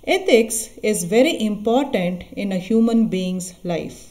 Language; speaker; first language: English; non-native, local second language; Kannada